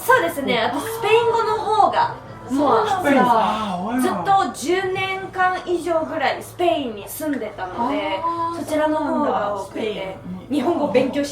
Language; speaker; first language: Japanese; native; Japanese